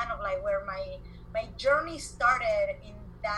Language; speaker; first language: English; non-native, fluent; Spanish